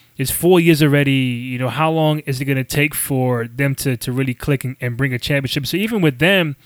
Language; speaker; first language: English; native; English